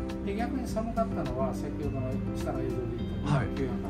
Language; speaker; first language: Japanese; native; Japanese